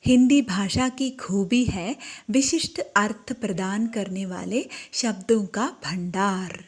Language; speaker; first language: Hindi; non-native, local second language; Malayalam